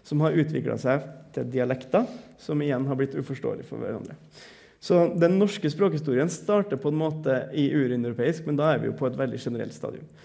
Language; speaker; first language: Norwegian; native; Norwegian